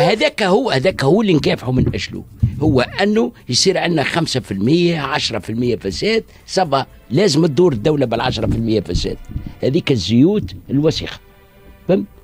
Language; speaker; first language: Arabic; native; Arabic